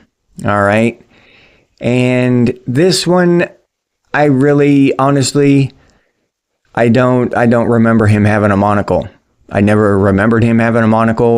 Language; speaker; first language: English; native; English